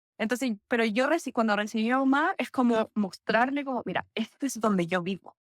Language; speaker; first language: Spanish; native; Spanish